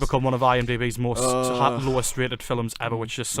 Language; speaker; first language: English; native; English